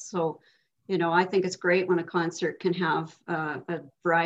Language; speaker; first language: English; native; English